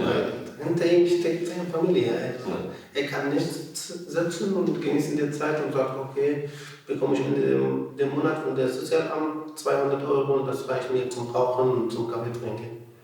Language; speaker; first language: German; non-native, learner; Arabic